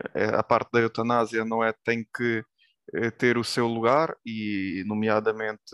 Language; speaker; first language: Portuguese; early bilingual, other home language; Ukrainian